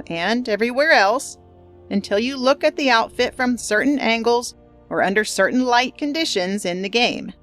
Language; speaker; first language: English; native; English